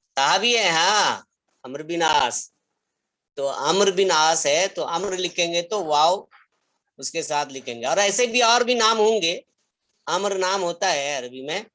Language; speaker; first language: Urdu; native; Urdu